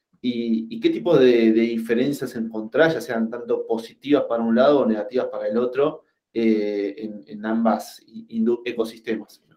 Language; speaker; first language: Spanish; native; Spanish